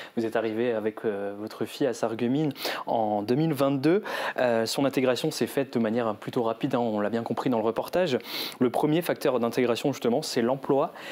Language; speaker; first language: French; native; French